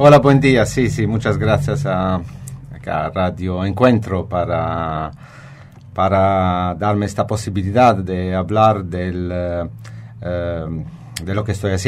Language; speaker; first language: Spanish; non-native, fluent; Italian